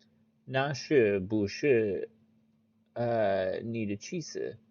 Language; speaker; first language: Chinese; non-native, learner; English